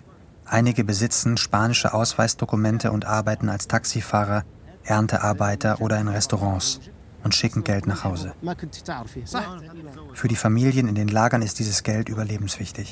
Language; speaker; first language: German; native; German